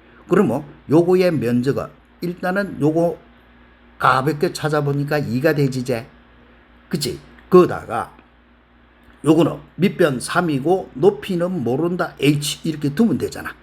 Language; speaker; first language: Korean; native; Korean